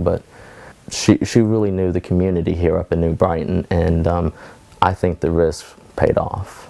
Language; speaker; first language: English; native; English